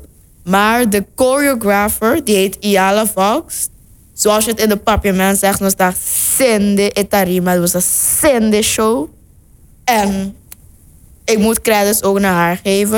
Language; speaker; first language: Dutch; non-native, local second language; Papiamento